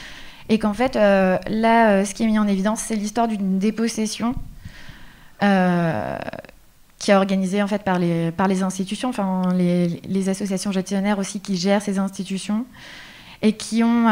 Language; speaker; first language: French; native; French